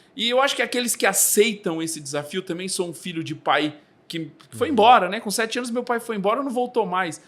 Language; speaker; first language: Portuguese; native; Portuguese